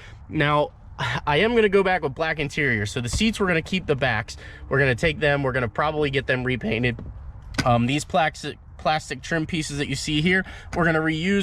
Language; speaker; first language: English; native; English